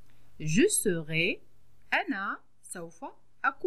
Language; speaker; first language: French; non-native, local second language; Arabic